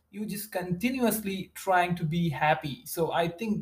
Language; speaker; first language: English; non-native, local second language; Bangla